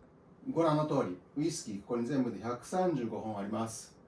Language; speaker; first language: Japanese; native; Japanese